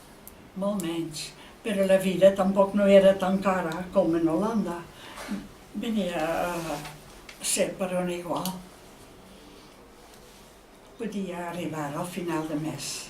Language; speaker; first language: Catalan; non-native, fluent; Dutch